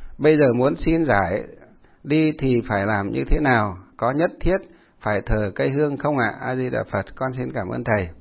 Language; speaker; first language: Vietnamese; non-native, local second language; Muong